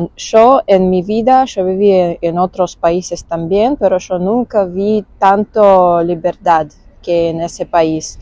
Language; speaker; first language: Spanish; non-native, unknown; Russian